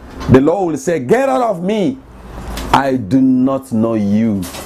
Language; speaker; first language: English; non-native, fluent; Lingala